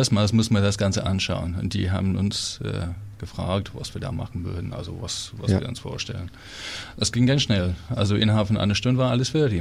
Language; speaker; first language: German; non-native, fluent; English